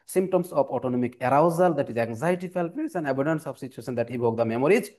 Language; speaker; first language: English; non-native, local second language; Bangla